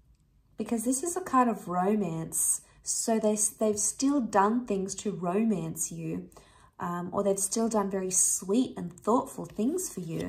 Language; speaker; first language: English; native; English